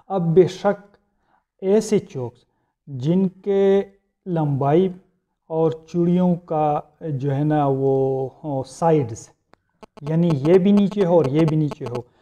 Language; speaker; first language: Urdu; non-native, local second language; Punjabi